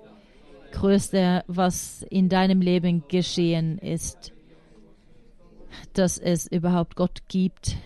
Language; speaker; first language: German; non-native, fluent; Finnish